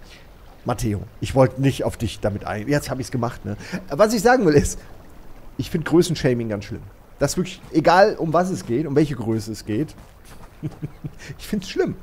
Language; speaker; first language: German; native; German